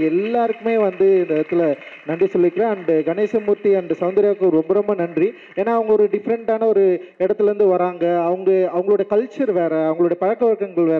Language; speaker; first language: Tamil; native; Tamil